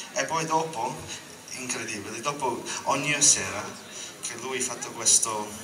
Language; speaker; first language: Italian; non-native, learner; English